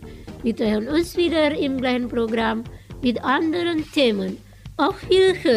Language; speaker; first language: German; non-native, fluent; Indonesian